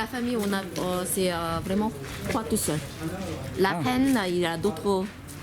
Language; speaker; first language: French; non-native, learner; Korean